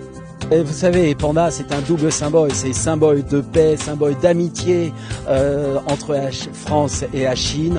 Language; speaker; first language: French; native; French